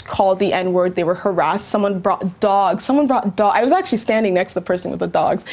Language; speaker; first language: English; native; English